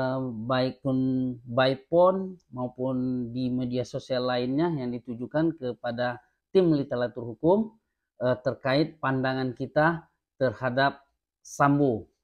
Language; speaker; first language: Indonesian; native; Indonesian